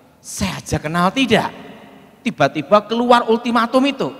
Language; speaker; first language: Indonesian; native; Indonesian